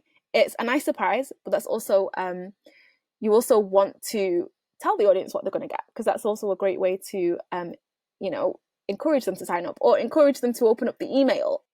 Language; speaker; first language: English; native; English